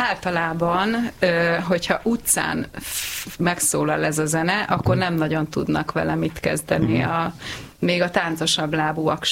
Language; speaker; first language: Hungarian; native; Hungarian